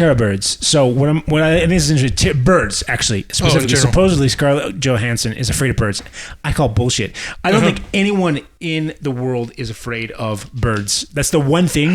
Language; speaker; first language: English; native; English